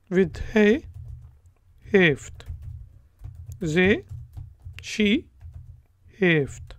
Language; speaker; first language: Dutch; non-native, learner; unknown